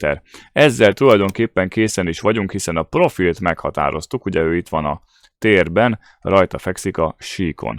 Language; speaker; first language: Hungarian; native; Hungarian